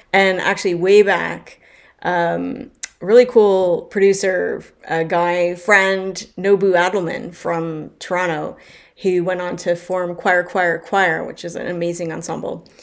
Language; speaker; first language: English; native; English